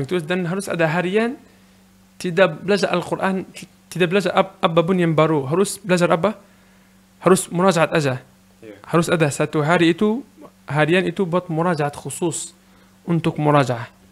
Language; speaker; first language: Indonesian; non-native, learner; Arabic